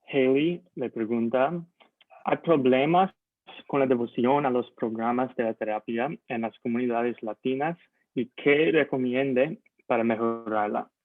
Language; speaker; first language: Spanish; non-native, learner; English